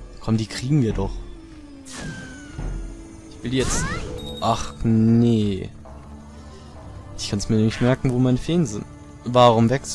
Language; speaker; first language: German; native; German